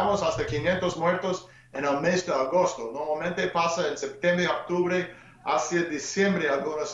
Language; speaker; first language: Spanish; non-native, fluent; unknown